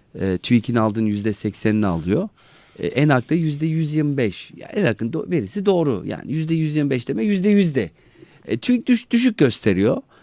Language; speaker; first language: Turkish; native; Turkish